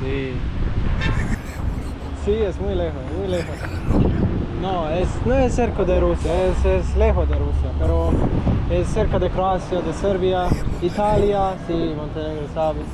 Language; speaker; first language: Spanish; non-native, learner; Bosnian